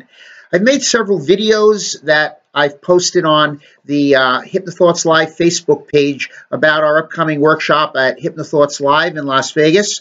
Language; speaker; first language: English; native; English